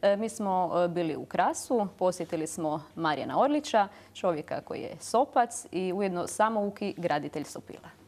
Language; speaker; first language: Croatian; native; Croatian